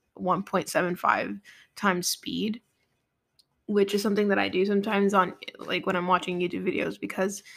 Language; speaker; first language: English; early bilingual, other home language; Spanish